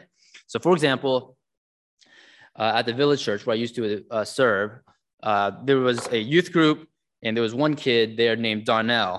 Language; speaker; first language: English; native; English